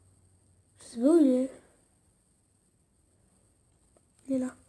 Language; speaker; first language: French; native; French